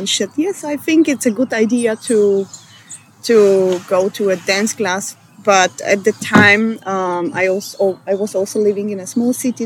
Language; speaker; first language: English; non-native, fluent; Polish